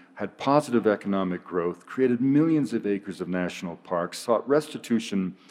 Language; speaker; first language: English; native; English